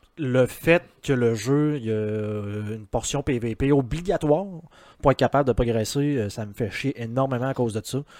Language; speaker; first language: French; native; French